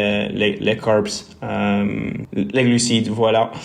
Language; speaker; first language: French; non-native, local second language; Dutch